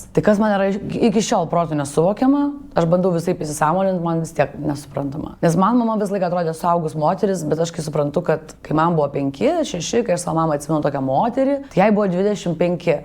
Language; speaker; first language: Lithuanian; native; Lithuanian